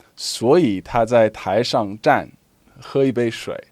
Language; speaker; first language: Chinese; non-native, fluent; Afrikaans